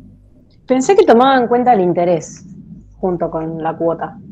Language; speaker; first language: Spanish; native; Spanish